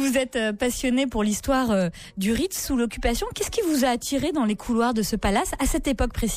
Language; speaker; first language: French; native; French